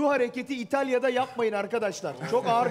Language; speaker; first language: Turkish; native; Turkish